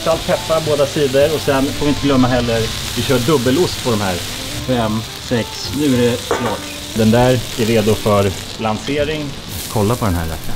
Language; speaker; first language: Swedish; native; Swedish